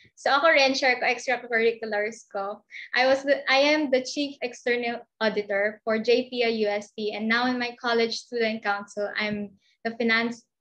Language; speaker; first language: English; non-native, local second language; Filipino